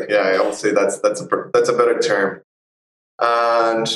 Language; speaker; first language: English; non-native, fluent; Spanish